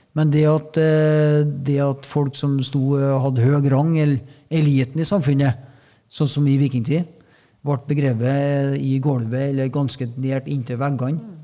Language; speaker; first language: Norwegian; native; Norwegian